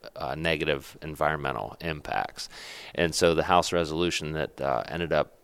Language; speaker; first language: English; native; English